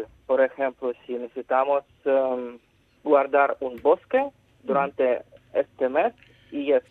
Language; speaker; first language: Spanish; non-native, fluent; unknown